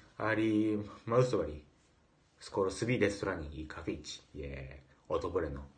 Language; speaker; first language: Serbian; non-native, learner; Japanese